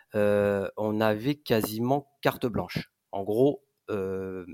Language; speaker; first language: French; native; French